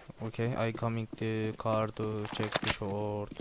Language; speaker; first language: English; non-native, learner; Turkish